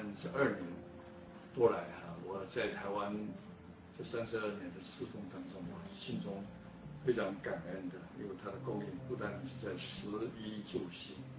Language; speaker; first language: Chinese; native; Chinese